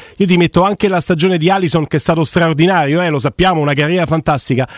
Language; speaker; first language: Italian; native; Italian